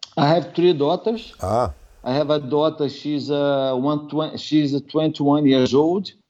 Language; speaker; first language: English; non-native, learner; Portuguese